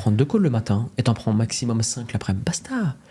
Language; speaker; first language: French; native; French